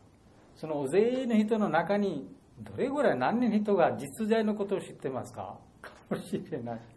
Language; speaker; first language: Japanese; non-native, learner; Bangla